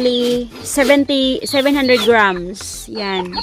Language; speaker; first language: English; non-native, local second language; Filipino